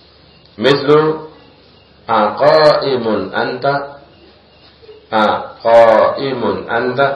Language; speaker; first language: Arabic; non-native, fluent; Indonesian